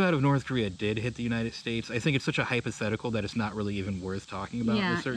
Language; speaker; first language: English; native; English